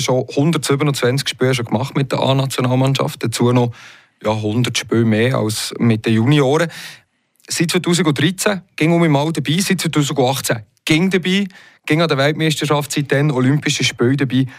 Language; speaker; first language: German; native; German